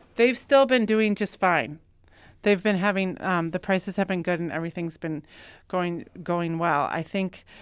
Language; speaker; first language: English; native; English